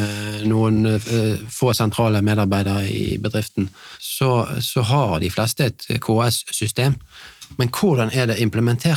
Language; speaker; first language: Norwegian; native; Norwegian